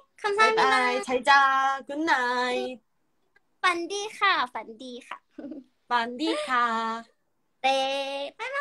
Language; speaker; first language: Korean; non-native, learner; Thai